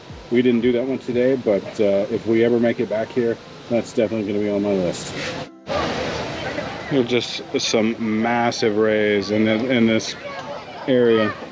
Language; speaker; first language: English; native; English